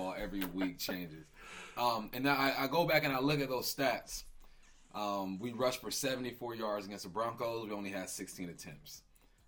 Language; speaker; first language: English; native; English